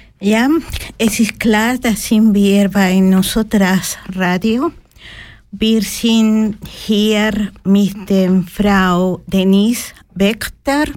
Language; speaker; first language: German; non-native, learner; Spanish